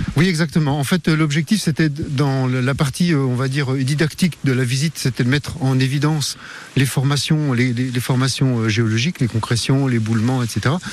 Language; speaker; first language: French; native; French